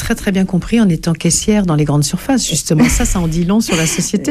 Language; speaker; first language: French; native; French